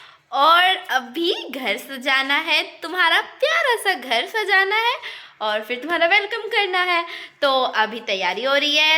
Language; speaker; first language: Hindi; native; Hindi